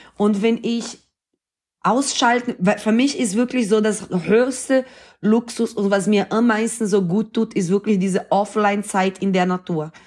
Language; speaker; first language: German; non-native, fluent; Portuguese